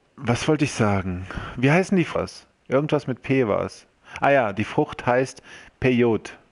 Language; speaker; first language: German; early bilingual, other home language; Croatian